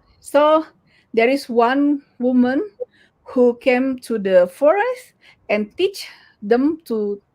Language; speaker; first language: English; non-native, learner; Indonesian